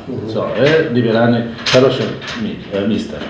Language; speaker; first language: Russian; non-native, learner; Italian